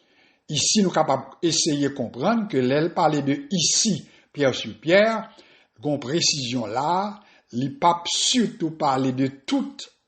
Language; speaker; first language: French; non-native, local second language; Haitian Creole